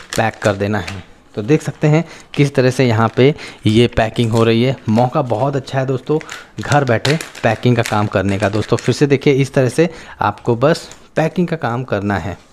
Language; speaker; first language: Hindi; native; Hindi